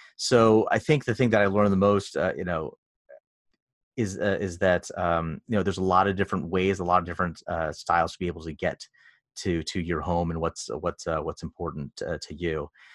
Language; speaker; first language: English; early bilingual, other home language; Filipino